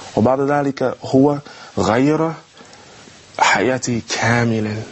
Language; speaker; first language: Arabic; non-native, learner; English